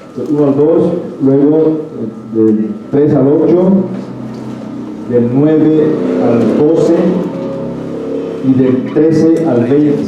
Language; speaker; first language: Spanish; native; Spanish